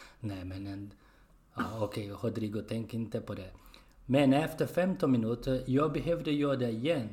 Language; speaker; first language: Swedish; non-native, learner; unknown